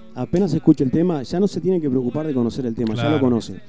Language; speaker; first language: Spanish; native; Spanish